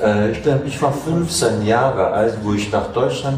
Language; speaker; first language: German; non-native, fluent; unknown